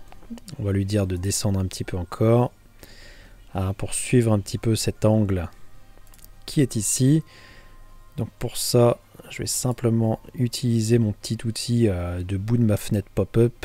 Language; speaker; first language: French; native; French